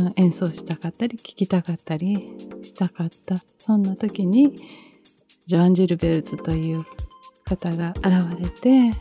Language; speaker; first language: Japanese; early bilingual, heritage; Japanese